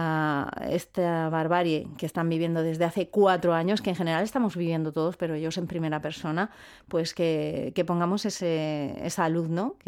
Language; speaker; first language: Spanish; native; Spanish